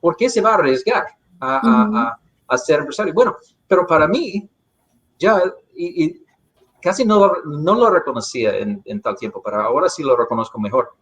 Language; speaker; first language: Spanish; non-native, fluent; English